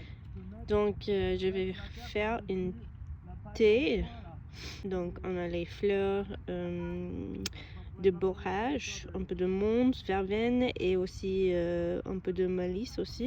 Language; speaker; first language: French; non-native, learner; English